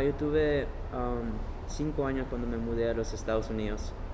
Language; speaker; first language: Spanish; early bilingual, heritage; Spanish